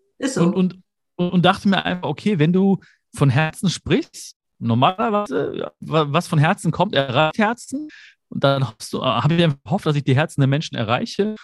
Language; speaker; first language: German; early bilingual, other home language; Malayalam